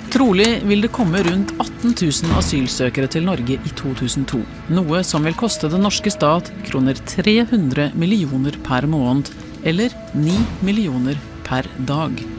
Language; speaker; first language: Norwegian; native; Norwegian